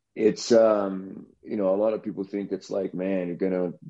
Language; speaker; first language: English; non-native, fluent; Portuguese